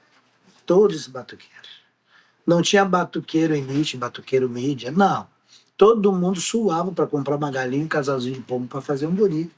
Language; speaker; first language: Portuguese; native; Portuguese